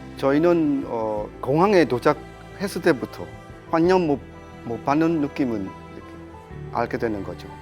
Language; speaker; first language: Korean; non-native, fluent; Burmese